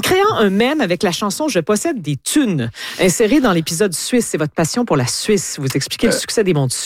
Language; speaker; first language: French; native; French